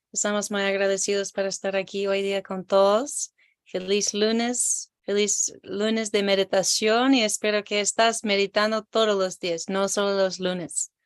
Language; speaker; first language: Spanish; non-native, learner; English